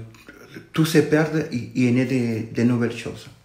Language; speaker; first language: French; non-native, fluent; Spanish